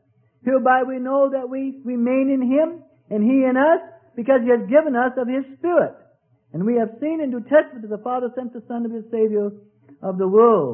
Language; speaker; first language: English; native; English